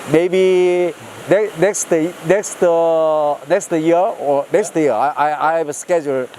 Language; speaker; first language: English; non-native, learner; Korean